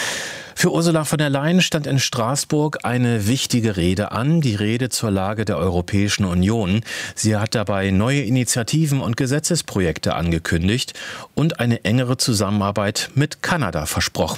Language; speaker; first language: German; native; German